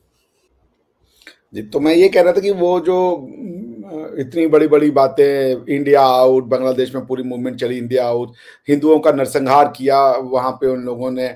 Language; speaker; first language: Hindi; native; Hindi